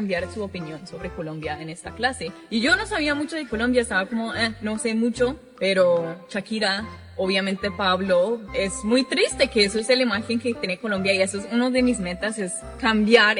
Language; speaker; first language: Spanish; non-native, fluent; English